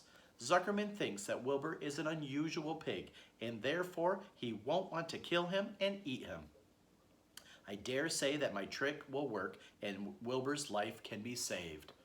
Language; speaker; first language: English; native; English